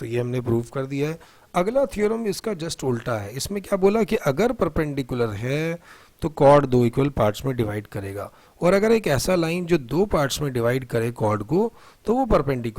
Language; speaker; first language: Hindi; native; Hindi